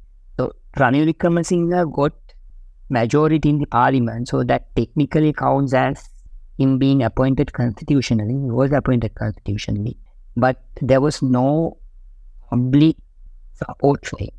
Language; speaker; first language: English; non-native, local second language; Sinhala